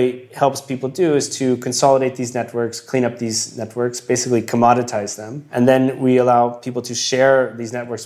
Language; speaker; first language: English; native; English